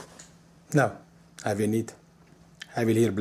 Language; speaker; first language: Dutch; non-native, fluent; Arabic